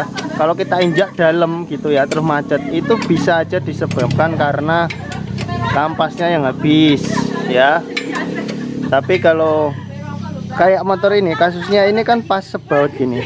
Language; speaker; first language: Indonesian; native; Indonesian